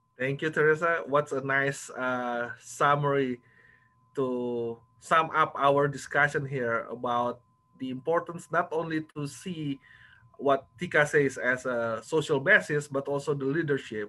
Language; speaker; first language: English; non-native, fluent; Indonesian